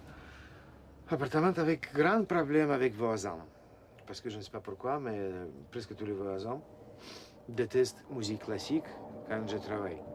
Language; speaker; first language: French; non-native, learner; Russian